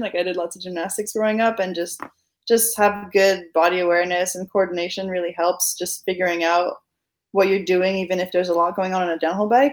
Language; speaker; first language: English; non-native, fluent; French